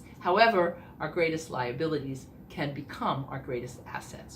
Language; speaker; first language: English; native; English